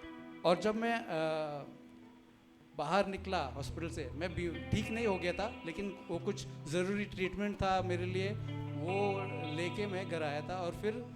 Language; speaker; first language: Hindi; non-native, local second language; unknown